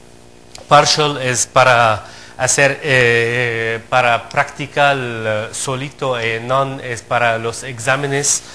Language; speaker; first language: Spanish; non-native, fluent; Arabic